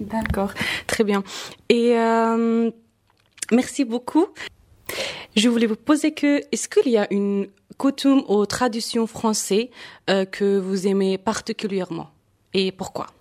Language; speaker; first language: French; non-native, fluent; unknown